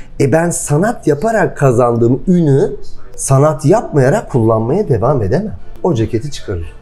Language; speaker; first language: Turkish; native; Turkish